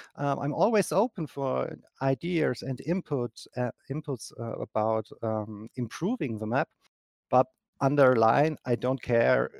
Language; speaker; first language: English; non-native, fluent; German